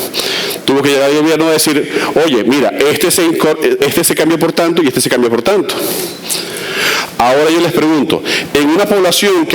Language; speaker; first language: Spanish; native; Spanish